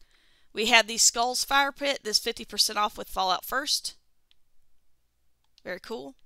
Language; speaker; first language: English; native; English